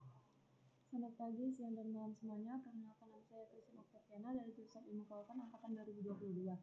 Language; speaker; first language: Indonesian; native; Indonesian